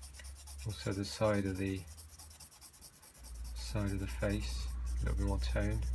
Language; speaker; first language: English; native; English